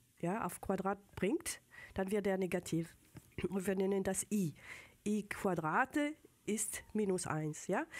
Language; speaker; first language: German; non-native, fluent; French